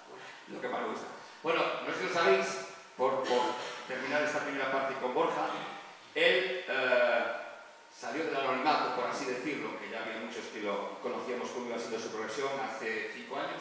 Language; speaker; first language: Spanish; native; Spanish